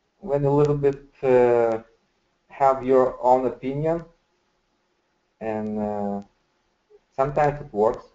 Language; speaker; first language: English; non-native, learner; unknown